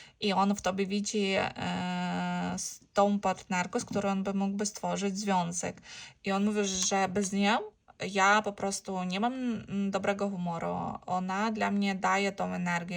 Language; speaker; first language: Polish; non-native, learner; Ukrainian